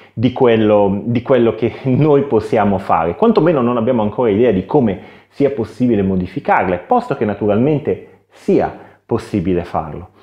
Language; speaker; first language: Italian; native; Italian